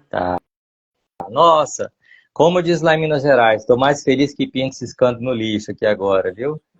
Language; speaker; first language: Portuguese; native; Portuguese